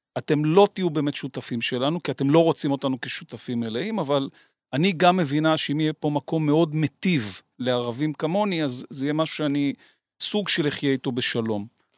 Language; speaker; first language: Hebrew; native; Hebrew